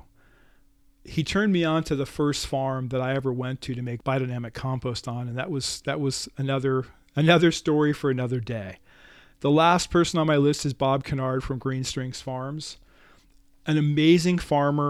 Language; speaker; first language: English; native; English